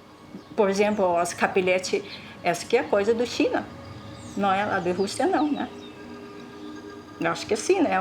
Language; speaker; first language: Portuguese; non-native, local second language; Russian